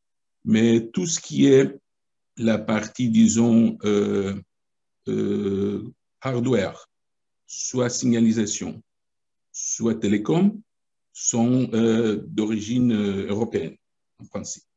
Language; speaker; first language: French; non-native, fluent; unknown